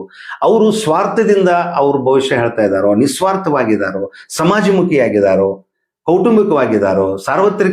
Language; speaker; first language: Kannada; native; Kannada